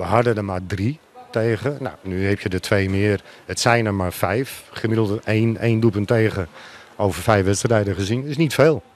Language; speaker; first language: Dutch; native; Dutch